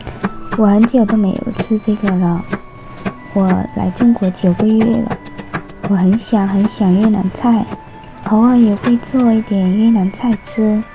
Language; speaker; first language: Chinese; non-native, learner; Vietnamese